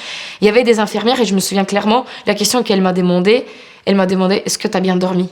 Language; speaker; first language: French; non-native, fluent; Ukrainian